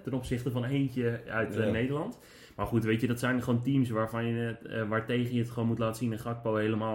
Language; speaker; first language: Dutch; native; Dutch